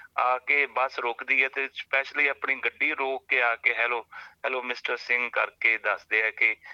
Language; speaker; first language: Punjabi; native; Punjabi